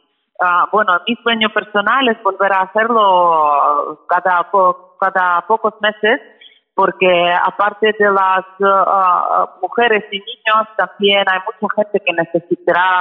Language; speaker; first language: Spanish; non-native, fluent; Ukrainian